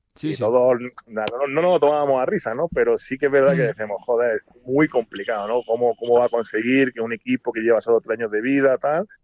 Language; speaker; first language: Spanish; native; Spanish